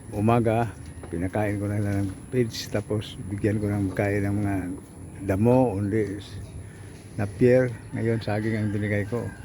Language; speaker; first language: Filipino; non-native, local second language; Cebuano